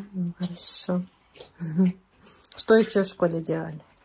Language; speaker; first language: Russian; native; Russian